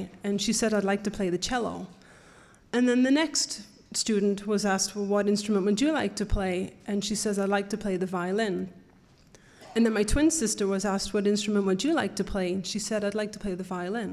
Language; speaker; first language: English; native; English